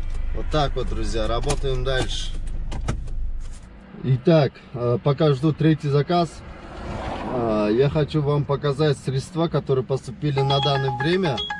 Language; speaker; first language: Russian; non-native, local second language; Kyrgyz